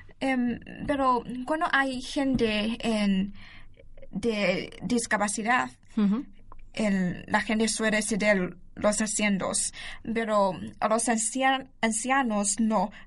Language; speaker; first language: Spanish; non-native, learner; Chinese